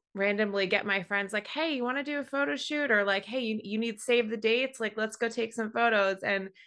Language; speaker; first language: English; native; English